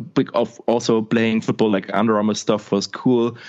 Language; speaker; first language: English; non-native, fluent; German